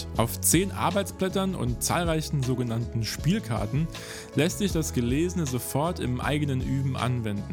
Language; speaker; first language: German; native; German